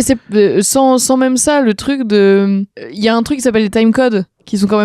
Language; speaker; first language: French; native; French